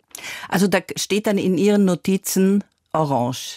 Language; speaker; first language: German; native; German